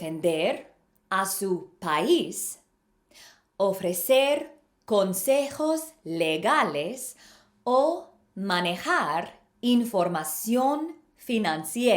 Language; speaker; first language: Spanish; non-native, fluent; English